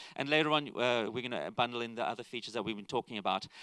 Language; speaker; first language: English; native; English